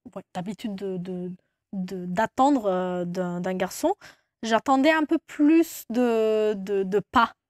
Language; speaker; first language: French; non-native, fluent; Turkish